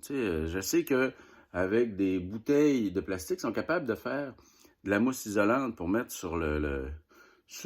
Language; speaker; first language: French; native; French